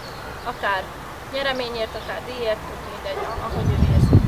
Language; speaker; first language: Hungarian; native; Hungarian